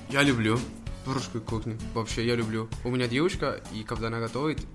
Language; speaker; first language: Russian; non-native, learner; Spanish